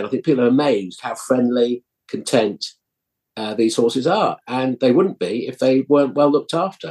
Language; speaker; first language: English; native; English